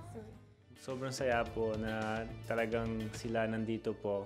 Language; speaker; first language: Filipino; early bilingual, heritage; English